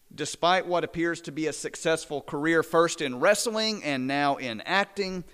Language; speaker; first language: English; native; English